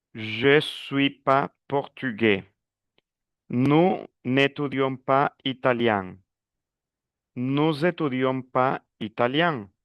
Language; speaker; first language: French; non-native, fluent; Spanish